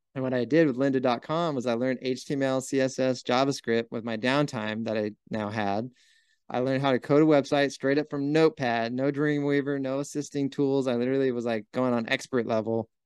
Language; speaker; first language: English; native; English